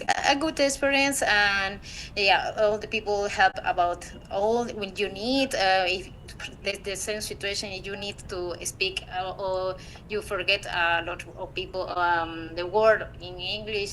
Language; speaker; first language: English; non-native, learner; Spanish